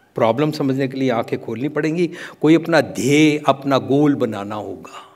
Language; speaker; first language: Hindi; non-native, local second language; Punjabi